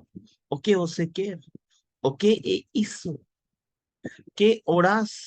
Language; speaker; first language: Portuguese; non-native, learner; Hindi